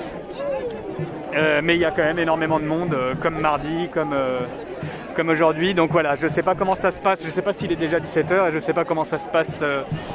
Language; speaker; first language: French; native; French